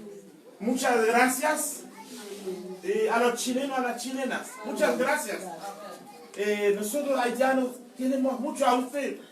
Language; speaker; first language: Spanish; non-native, learner; Haitian Creole